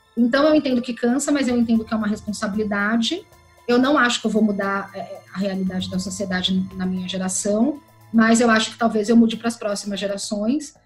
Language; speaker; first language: Portuguese; native; Portuguese